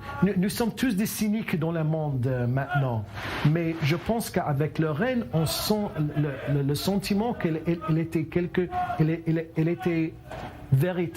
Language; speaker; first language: French; non-native, learner; English